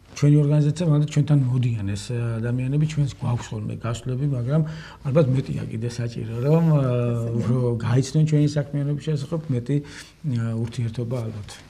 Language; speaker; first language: Georgian; native; Georgian